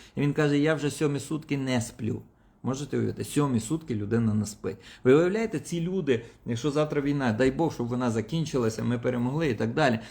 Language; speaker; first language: Ukrainian; non-native, local second language; Russian